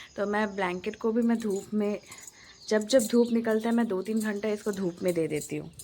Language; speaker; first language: Hindi; non-native, local second language; Bangla